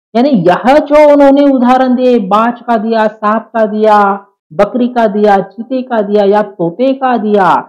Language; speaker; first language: Hindi; non-native, local second language; Marathi